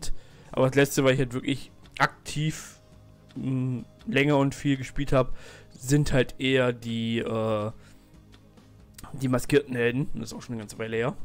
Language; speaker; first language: German; native; German